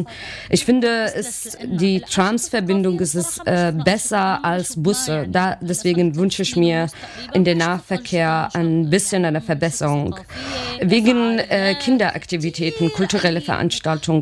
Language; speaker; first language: German; non-native, learner; Arabic